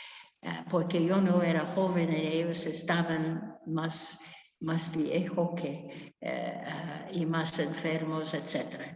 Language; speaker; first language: Spanish; non-native, fluent; English